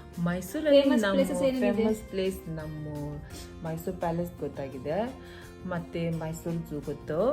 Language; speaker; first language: Kannada; non-native, local second language; Tibetan